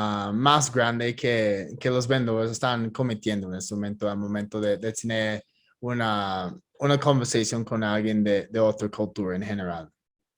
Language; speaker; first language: Spanish; non-native, fluent; English